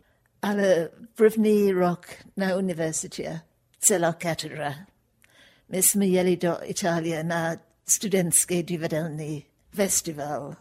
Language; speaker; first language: Czech; non-native, fluent; English